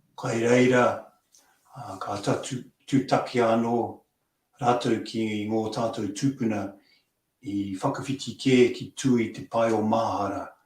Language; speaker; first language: Māori; native; Māori